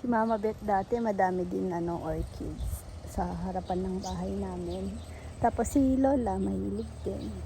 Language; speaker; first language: Filipino; native; Filipino